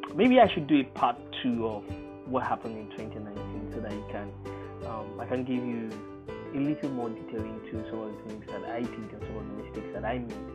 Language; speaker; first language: English; non-native, local second language; Yoruba